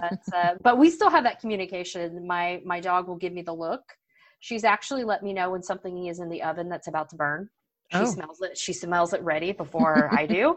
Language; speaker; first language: English; native; English